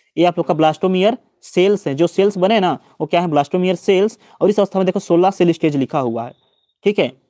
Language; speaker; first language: Hindi; native; Hindi